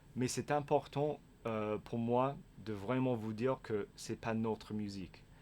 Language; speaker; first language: French; non-native, fluent; English